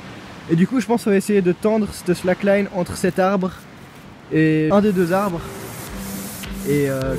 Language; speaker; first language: French; native; French